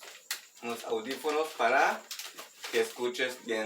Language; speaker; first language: Spanish; native; Spanish